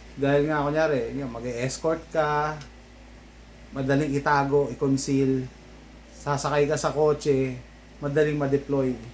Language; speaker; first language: Filipino; native; Filipino